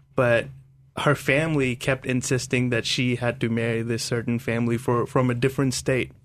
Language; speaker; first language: English; non-native, local second language; Hindi